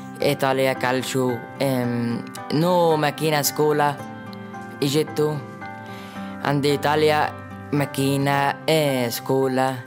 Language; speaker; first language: Italian; non-native, learner; Arabic